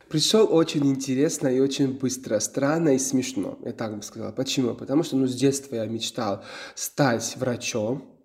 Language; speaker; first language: Russian; non-native, local second language; Georgian